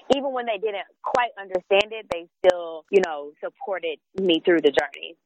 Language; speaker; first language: English; native; English